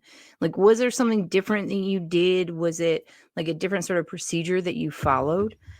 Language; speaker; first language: English; native; English